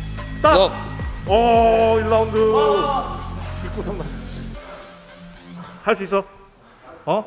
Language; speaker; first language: Korean; native; Korean